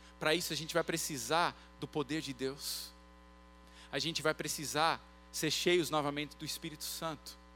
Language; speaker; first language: Portuguese; early bilingual, other home language; English